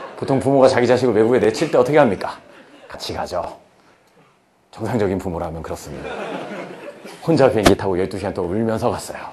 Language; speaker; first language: Korean; native; Korean